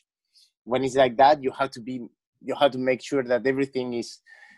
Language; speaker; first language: English; non-native, fluent; Spanish